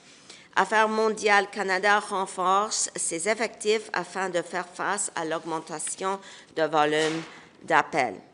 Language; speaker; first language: French; non-native, local second language; English